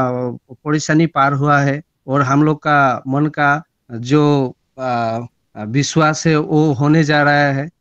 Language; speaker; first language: Hindi; non-native, local second language; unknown